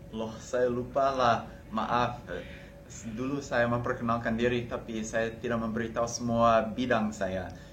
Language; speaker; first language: Indonesian; non-native, fluent; English